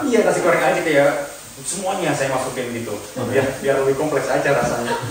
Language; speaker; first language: Indonesian; non-native, fluent; Dutch